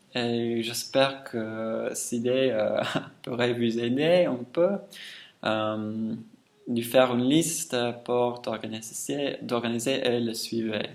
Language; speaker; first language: French; non-native, fluent; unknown